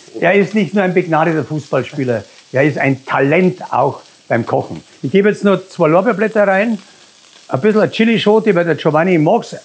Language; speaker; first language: German; native; German